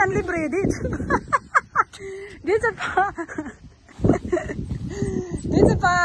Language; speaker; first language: Filipino; non-native, local second language; Cebuano